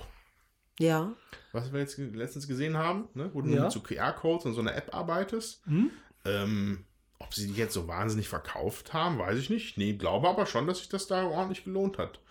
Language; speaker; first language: German; native; German